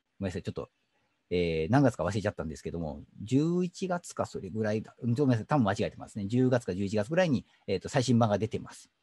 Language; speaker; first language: Japanese; native; Japanese